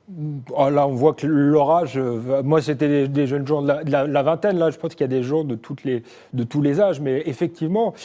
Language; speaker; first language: French; native; French